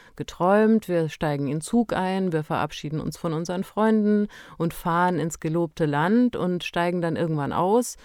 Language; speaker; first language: German; early bilingual, other home language; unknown